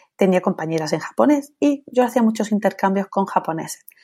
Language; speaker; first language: Spanish; native; Spanish